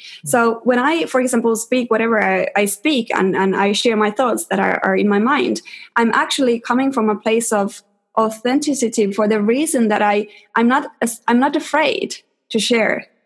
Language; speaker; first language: English; non-native, fluent; Finnish